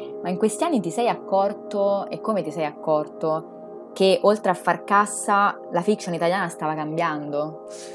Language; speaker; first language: Italian; native; Italian